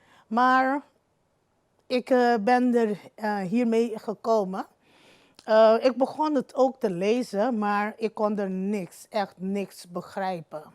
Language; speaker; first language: Dutch; non-native, local second language; Papiamento